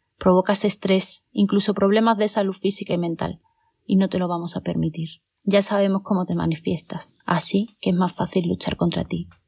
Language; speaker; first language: Spanish; native; Spanish